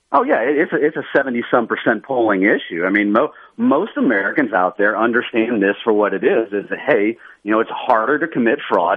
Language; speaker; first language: English; native; English